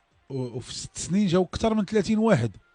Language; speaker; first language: Arabic; native; Arabic